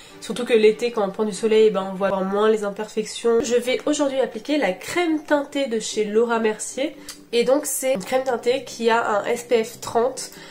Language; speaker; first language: French; early bilingual, other home language; Portuguese